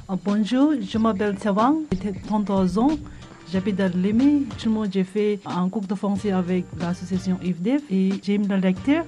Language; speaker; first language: French; non-native, learner; Tibetan